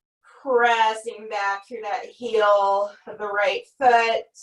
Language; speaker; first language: English; native; English